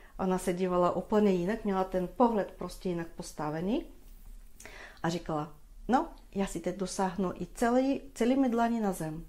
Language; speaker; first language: Czech; non-native, fluent; Bulgarian